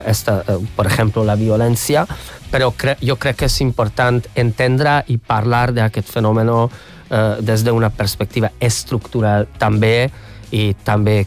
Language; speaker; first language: Catalan; non-native, fluent; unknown